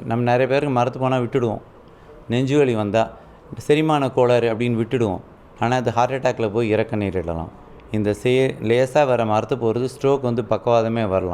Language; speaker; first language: Tamil; native; Tamil